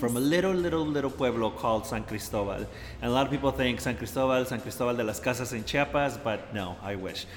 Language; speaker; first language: English; early bilingual, other home language; Spanish